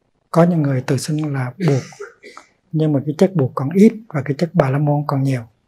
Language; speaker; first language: Vietnamese; native; Vietnamese